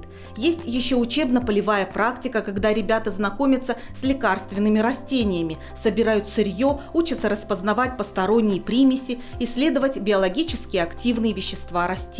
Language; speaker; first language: Russian; native; Russian